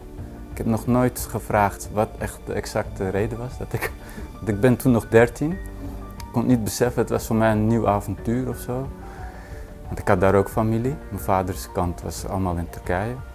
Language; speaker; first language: Dutch; early bilingual, other home language; Turkish